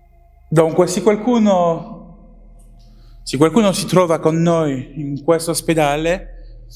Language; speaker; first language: Italian; non-native, learner; French